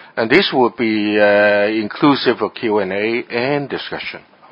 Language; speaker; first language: English; non-native, local second language; Cantonese